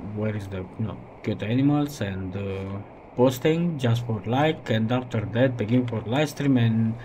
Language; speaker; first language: English; non-native, learner; Romanian